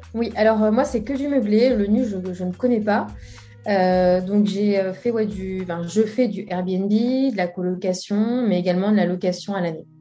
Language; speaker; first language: French; native; French